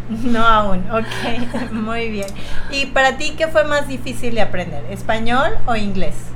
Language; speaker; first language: Spanish; native; Spanish